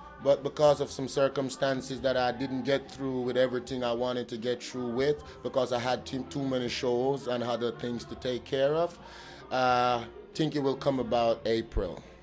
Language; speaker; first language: English; native; English